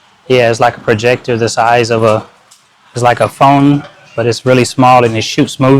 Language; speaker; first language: English; native; English